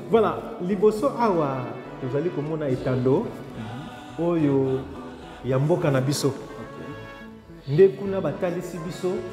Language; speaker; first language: Lingala; non-native, local second language; Kongo